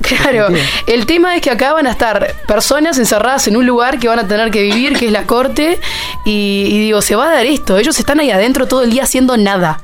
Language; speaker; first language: Spanish; native; Spanish